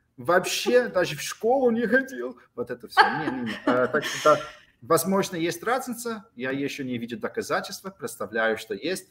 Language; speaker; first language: Russian; non-native, fluent; English